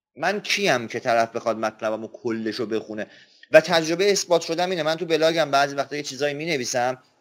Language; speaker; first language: Persian; non-native, local second language; Azerbaijani